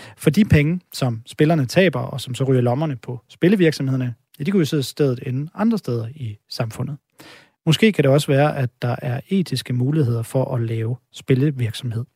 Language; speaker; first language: Danish; native; Danish